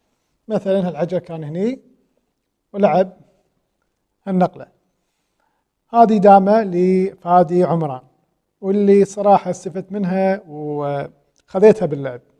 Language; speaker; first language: Arabic; native; Arabic